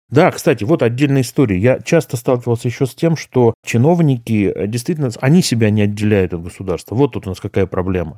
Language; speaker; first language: Russian; native; Russian